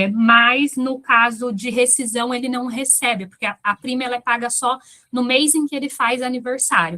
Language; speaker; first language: Portuguese; native; Portuguese